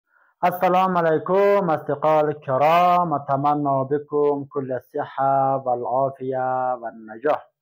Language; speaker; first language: Arabic; non-native, fluent; Persian